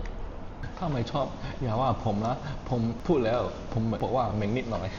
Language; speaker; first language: Thai; non-native, learner; Chinese